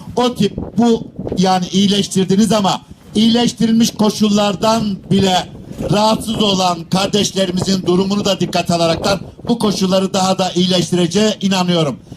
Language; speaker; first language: Turkish; native; Turkish